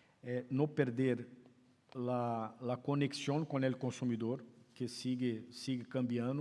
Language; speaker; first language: Spanish; non-native, fluent; Portuguese